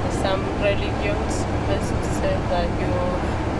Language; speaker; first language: English; non-native, learner; Spanish